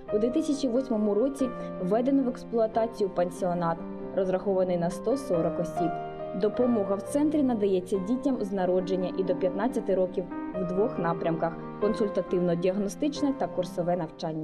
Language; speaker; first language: Ukrainian; native; Ukrainian